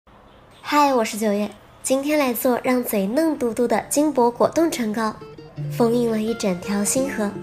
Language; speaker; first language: Chinese; native; Chinese